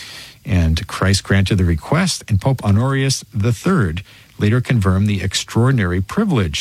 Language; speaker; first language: English; native; English